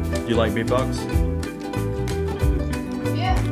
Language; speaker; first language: English; non-native, fluent; Indonesian